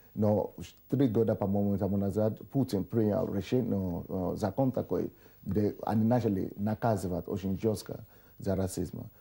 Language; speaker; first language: Russian; non-native, fluent; Yoruba